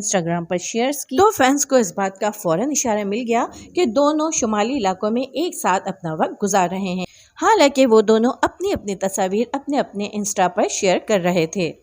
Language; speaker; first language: Urdu; native; Urdu